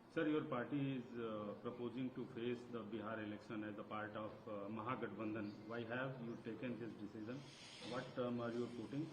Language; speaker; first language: English; non-native, local second language; Hindi